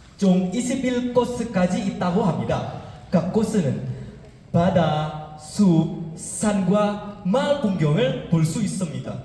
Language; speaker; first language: Korean; non-native, fluent; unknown